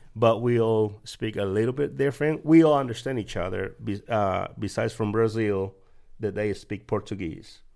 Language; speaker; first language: English; early bilingual, other home language; Spanish